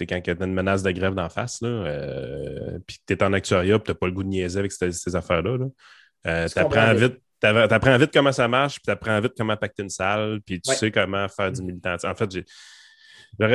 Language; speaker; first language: French; native; French